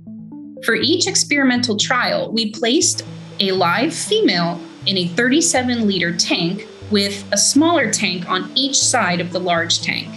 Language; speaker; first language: English; native; English